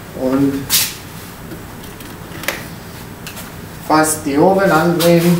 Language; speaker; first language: German; non-native, learner; Italian